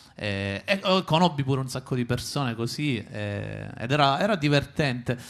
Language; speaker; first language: Italian; native; Italian